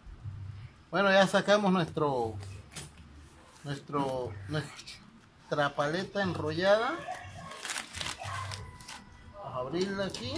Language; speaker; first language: Spanish; native; Spanish